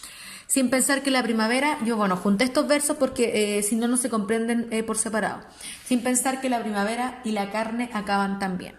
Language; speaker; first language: Spanish; native; Spanish